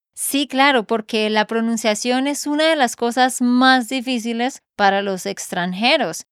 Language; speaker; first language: Spanish; native; Spanish